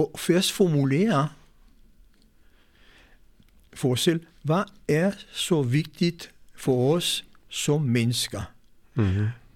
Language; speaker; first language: Danish; non-native, fluent; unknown